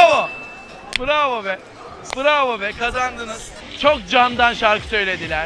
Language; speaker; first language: Turkish; native; Turkish